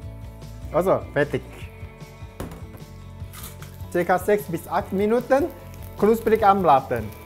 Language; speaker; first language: German; non-native, learner; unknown